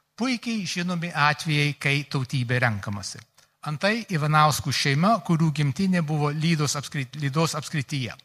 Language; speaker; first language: Lithuanian; early bilingual, heritage; Lithuanian